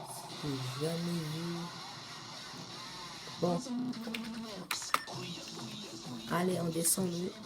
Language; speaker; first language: French; native; French